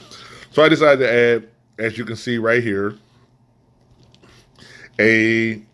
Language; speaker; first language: English; native; English